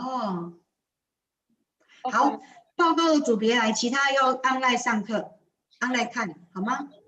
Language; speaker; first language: Chinese; native; Chinese